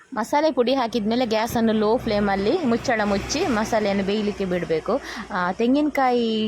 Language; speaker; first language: Kannada; native; Kannada